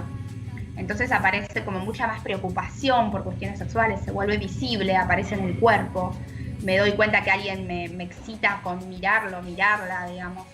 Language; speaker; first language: Spanish; native; Spanish